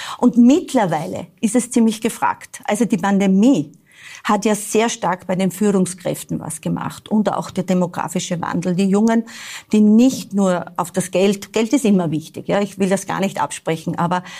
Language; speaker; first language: German; native; German